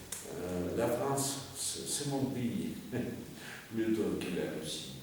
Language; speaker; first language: French; non-native, fluent; Russian